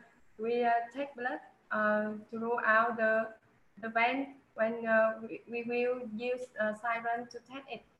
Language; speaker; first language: English; non-native, learner; Vietnamese